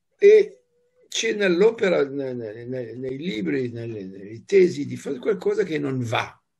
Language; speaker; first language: Italian; non-native, fluent; French